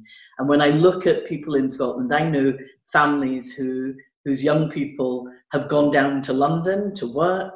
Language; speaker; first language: English; native; English